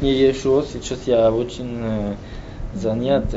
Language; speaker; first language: Russian; non-native, learner; French